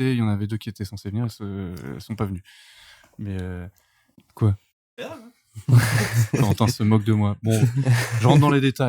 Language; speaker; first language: French; native; French